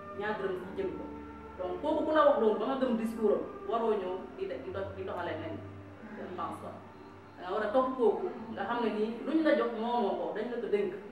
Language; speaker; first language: Wolof; non-native, local second language; Jola-Fonyi